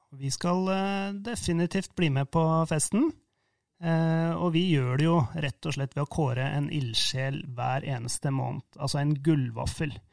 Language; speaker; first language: Norwegian; native; Norwegian